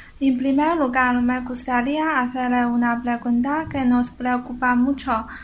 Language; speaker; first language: Spanish; non-native, learner; Chinese